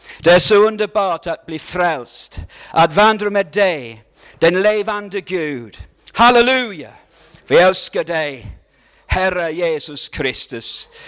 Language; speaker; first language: Swedish; non-native, learner; English